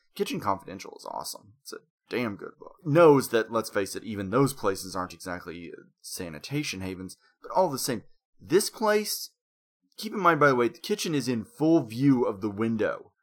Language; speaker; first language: English; native; English